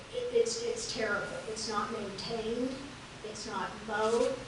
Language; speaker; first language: English; native; English